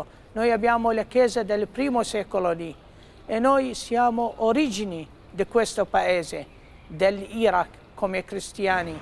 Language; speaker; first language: Italian; non-native, fluent; Arabic